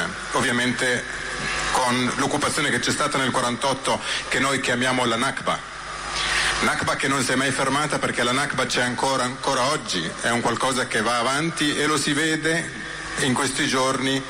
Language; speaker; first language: Italian; native; Italian